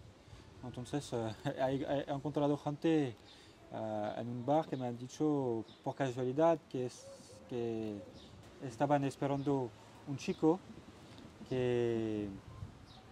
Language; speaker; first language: Spanish; non-native, learner; French